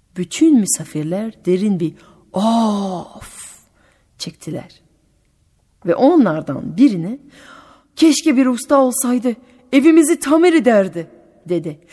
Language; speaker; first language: Turkish; non-native, fluent; French